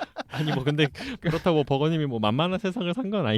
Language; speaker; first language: Korean; native; Korean